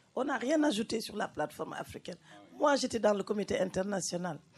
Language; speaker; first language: French; non-native, local second language; Wolof